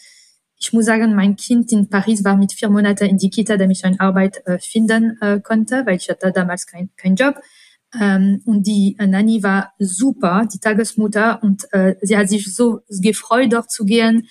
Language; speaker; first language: German; non-native, fluent; French